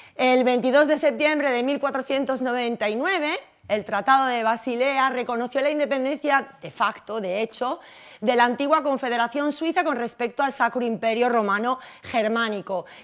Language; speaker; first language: Spanish; native; Spanish